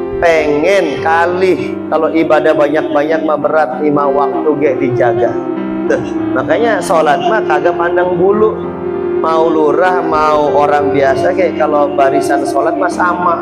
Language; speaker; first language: Indonesian; native; Indonesian